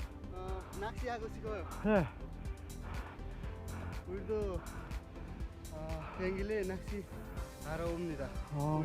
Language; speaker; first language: Korean; non-native, learner; Nepali